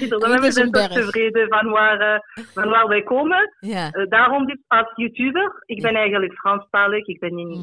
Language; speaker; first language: Dutch; non-native, local second language; French